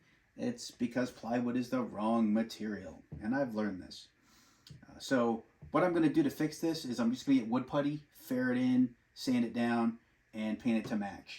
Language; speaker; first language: English; native; English